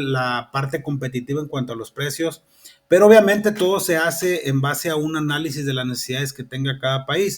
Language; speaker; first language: Spanish; native; Spanish